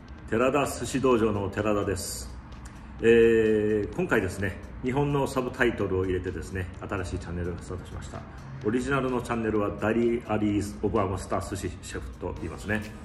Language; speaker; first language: Japanese; native; Japanese